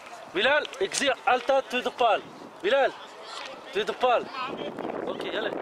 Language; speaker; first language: Dutch; non-native, learner; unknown